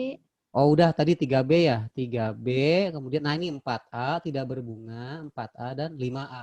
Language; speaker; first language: Indonesian; native; Indonesian